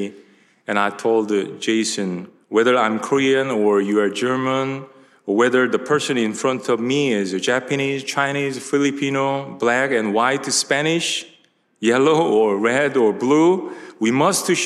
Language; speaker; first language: English; non-native, fluent; Korean